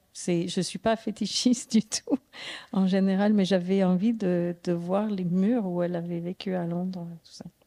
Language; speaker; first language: French; non-native, fluent; English